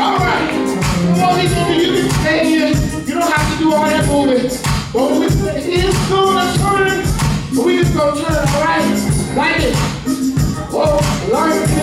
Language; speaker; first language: English; native; English